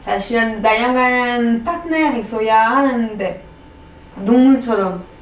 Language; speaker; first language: Korean; non-native, fluent; French